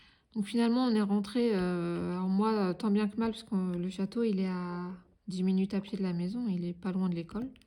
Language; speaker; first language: French; native; French